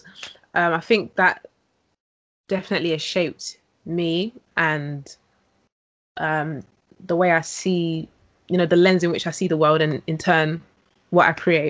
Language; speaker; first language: English; native; English